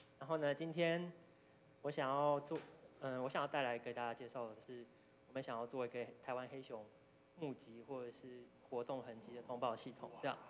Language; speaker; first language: Chinese; native; Chinese